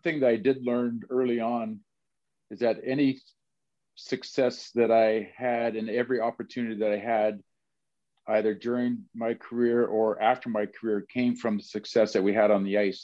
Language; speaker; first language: English; native; English